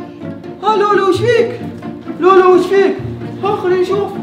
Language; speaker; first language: Arabic; native; Arabic